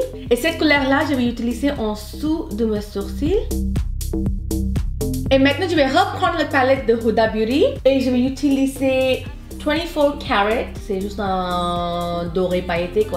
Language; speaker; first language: French; non-native, fluent; Hindi